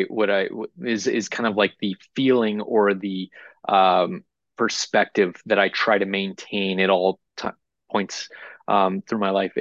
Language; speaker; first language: English; native; English